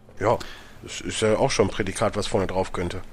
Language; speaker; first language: German; native; German